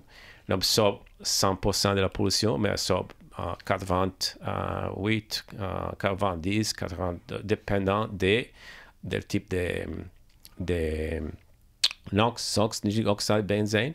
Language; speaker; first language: French; non-native, learner; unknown